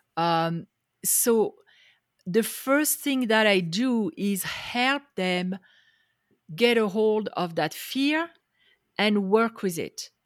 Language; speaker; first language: English; non-native, fluent; French